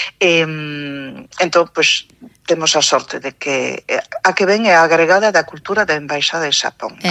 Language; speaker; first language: Galician; non-native, local second language; Spanish